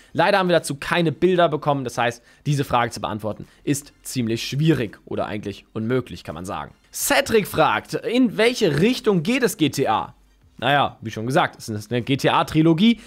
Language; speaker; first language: German; native; German